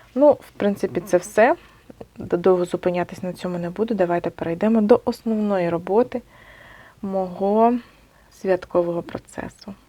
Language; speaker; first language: Ukrainian; non-native, local second language; Russian